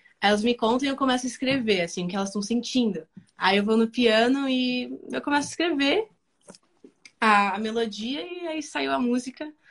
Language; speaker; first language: Portuguese; early bilingual, other home language; Spanish